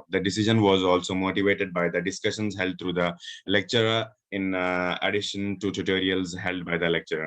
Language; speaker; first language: English; non-native, local second language; Urdu